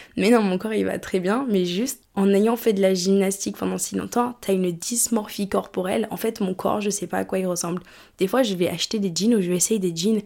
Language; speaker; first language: French; early bilingual, other home language; English